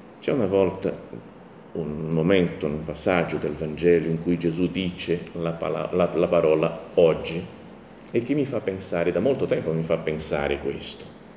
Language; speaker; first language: Italian; non-native, fluent; Portuguese